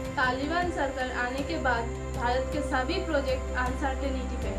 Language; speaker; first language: Hindi; non-native, local second language; Bangla